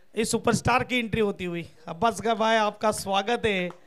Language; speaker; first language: Hindi; non-native, local second language; Marathi